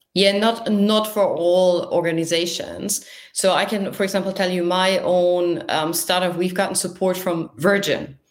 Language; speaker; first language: English; non-native, fluent; German